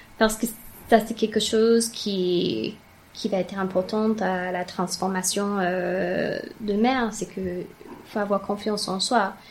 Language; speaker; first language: French; non-native, fluent; English